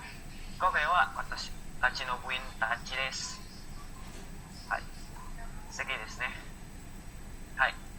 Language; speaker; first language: Japanese; non-native, learner; Indonesian